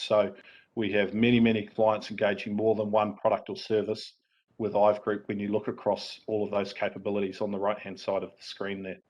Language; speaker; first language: English; native; English